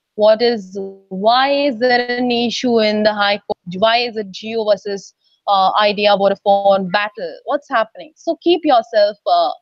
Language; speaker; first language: English; non-native, local second language; Odia